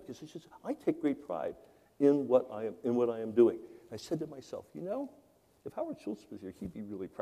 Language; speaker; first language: English; native; English